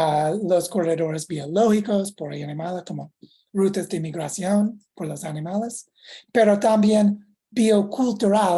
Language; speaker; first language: Spanish; non-native, fluent; English